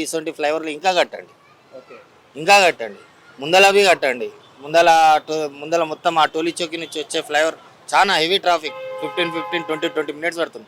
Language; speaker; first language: Telugu; native; Telugu